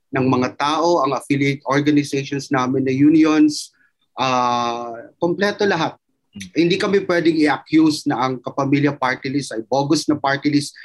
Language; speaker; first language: Filipino; non-native, local second language; Waray